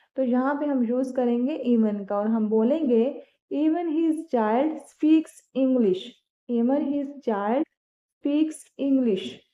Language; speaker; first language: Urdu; native; Urdu